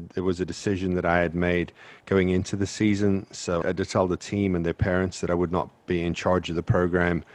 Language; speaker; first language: English; native; English